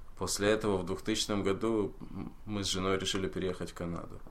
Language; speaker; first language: Russian; early bilingual, heritage; Russian